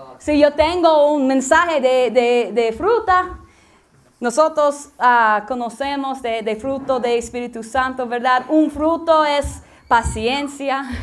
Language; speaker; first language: Spanish; non-native, learner; English